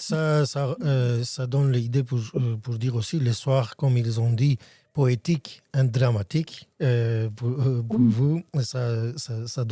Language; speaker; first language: French; non-native, learner; Armenian